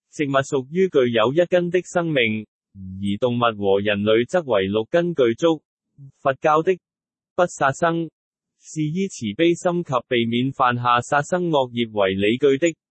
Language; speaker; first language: Chinese; non-native, local second language; Cantonese